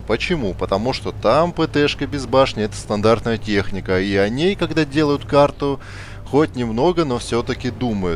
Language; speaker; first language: Russian; native; Russian